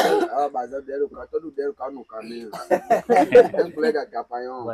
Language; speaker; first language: Portuguese; non-native, local second language; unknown